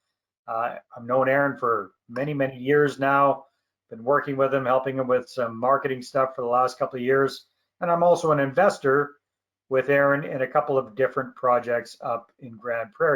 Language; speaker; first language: English; native; English